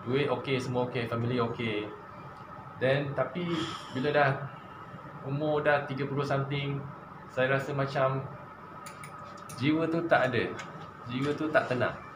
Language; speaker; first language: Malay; non-native, local second language; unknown